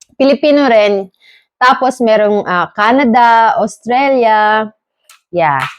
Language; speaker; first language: Filipino; native; Filipino